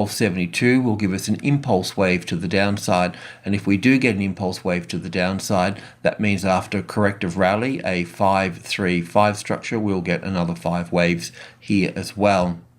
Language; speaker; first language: English; native; English